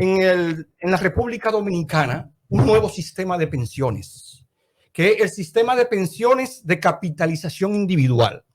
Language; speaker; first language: Spanish; native; Spanish